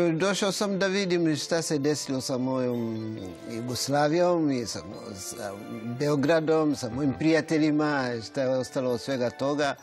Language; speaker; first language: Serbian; non-native, fluent; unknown